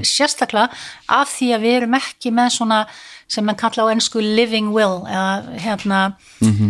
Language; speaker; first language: Icelandic; non-native, fluent; Dutch